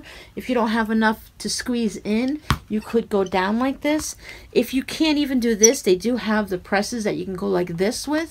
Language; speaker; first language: English; native; English